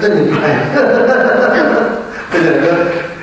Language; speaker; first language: Russian; non-native, learner; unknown